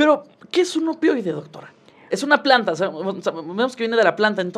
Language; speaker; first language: Spanish; native; Spanish